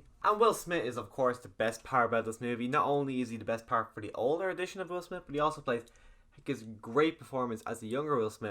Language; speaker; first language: English; native; English